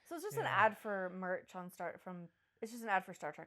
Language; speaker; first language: English; native; English